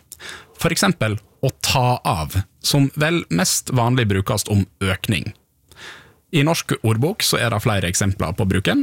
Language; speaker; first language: Norwegian; native; Norwegian